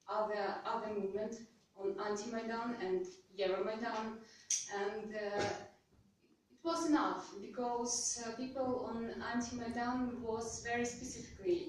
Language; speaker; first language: English; non-native, learner; Russian